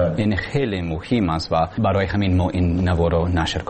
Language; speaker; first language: Tajik; non-native, learner; English